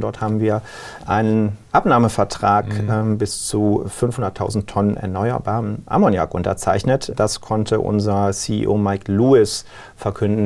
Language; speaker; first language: German; native; German